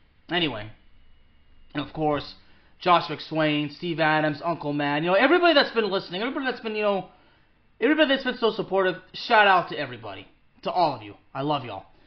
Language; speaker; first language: English; early bilingual, other home language; French